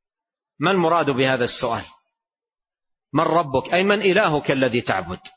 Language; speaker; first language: Arabic; native; Arabic